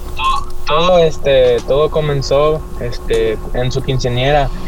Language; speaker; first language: Spanish; native; Spanish